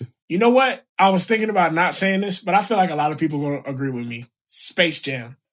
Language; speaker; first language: English; native; English